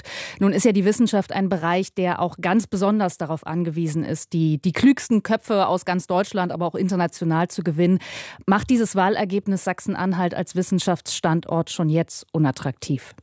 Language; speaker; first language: German; native; German